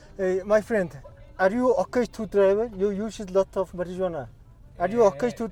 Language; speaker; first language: English; non-native, learner; Mongolian